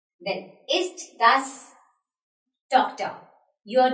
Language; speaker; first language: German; non-native, fluent; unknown